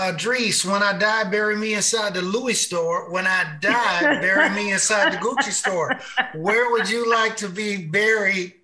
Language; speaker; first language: English; native; English